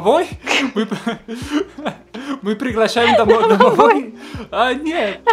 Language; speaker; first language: Russian; non-native, fluent; Spanish